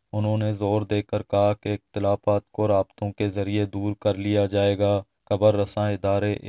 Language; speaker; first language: Urdu; non-native, local second language; Baluchi